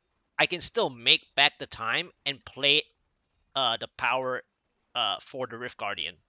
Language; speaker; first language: English; native; English